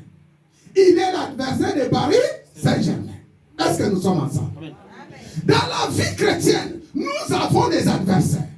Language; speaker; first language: French; non-native, local second language; Lingala